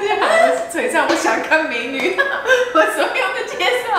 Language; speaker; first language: Chinese; non-native, fluent; English